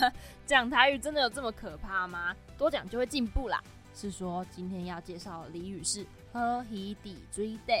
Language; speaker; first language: Chinese; native; Chinese